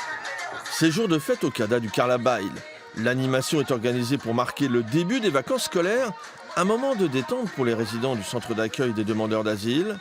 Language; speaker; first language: French; native; French